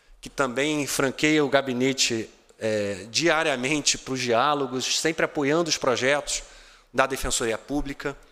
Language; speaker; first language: Portuguese; native; Portuguese